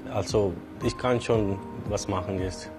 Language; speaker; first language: German; non-native, learner; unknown